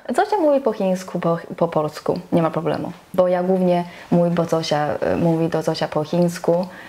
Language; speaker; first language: Polish; non-native, learner; Chinese